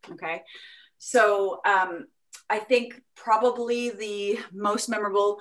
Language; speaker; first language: English; native; English